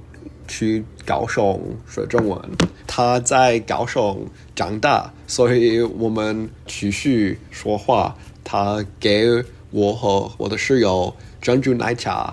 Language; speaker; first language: Chinese; early bilingual, heritage; English